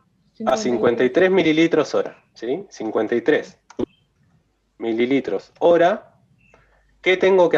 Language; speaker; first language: Spanish; native; Spanish